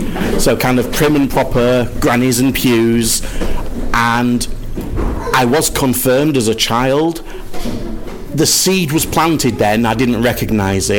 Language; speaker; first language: English; native; English